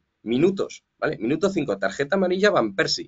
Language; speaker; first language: Spanish; native; Spanish